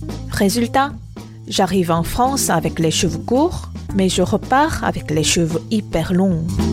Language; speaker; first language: French; non-native, fluent; Korean